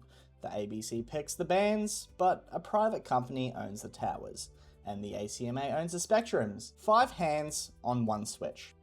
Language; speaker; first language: English; native; English